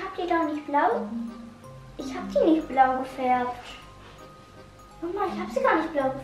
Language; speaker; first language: German; native; German